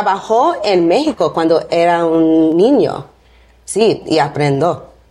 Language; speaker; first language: Spanish; non-native, learner; English